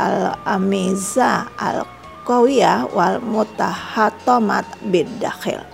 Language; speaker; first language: Arabic; non-native, learner; Indonesian